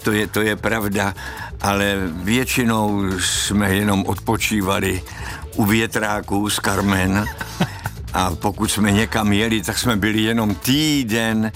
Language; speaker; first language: Czech; native; Czech